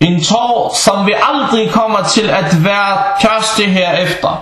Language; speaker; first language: Danish; early bilingual, other home language; Arabic